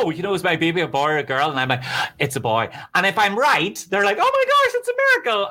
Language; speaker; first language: English; native; English